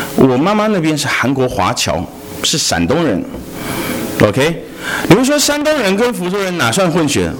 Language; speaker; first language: Chinese; native; Chinese